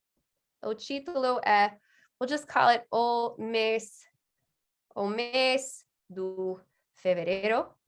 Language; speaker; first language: Portuguese; non-native, fluent; English